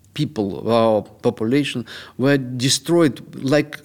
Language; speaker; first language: English; non-native, fluent; Russian